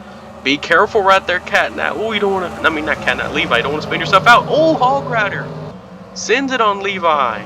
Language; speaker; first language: English; native; English